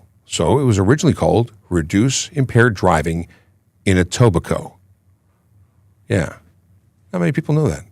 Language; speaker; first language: English; native; English